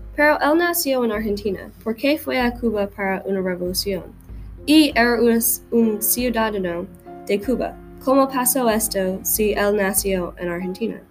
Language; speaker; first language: Spanish; non-native, learner; English